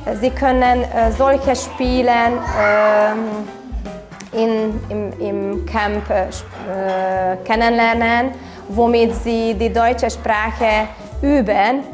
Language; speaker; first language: German; non-native, local second language; Hungarian